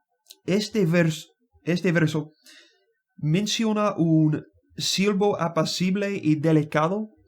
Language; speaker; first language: Spanish; non-native, learner; English